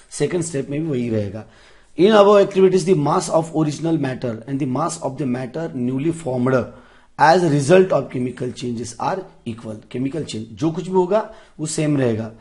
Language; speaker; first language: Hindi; non-native, local second language; Marathi